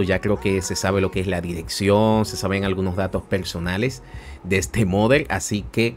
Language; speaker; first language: Spanish; native; Spanish